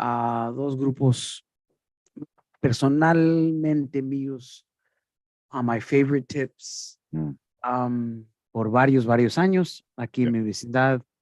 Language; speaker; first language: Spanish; early bilingual, heritage; Spanish